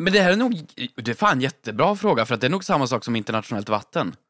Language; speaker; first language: Swedish; native; Swedish